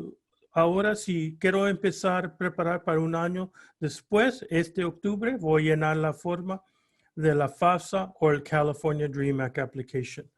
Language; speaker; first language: Spanish; early bilingual, heritage; Spanish